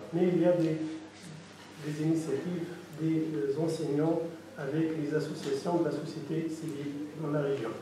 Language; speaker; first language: French; non-native, local second language; Arabic